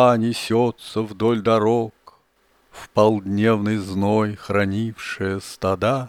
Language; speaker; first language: Russian; native; Russian